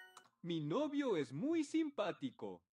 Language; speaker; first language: Spanish; non-native, learner; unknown